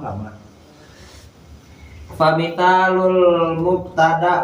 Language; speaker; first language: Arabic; non-native, learner; Indonesian